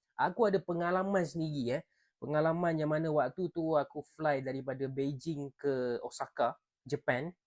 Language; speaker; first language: Malay; native; Malay